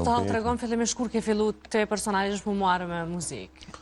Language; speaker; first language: Albanian; native; Albanian